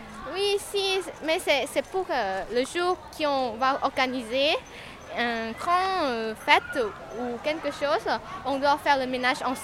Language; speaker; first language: French; non-native, learner; Lao